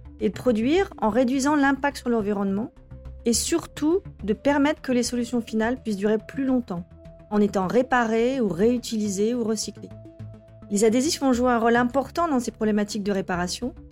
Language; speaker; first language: French; native; French